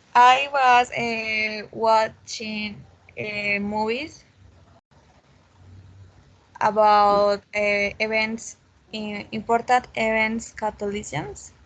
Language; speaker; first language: English; non-native, learner; Spanish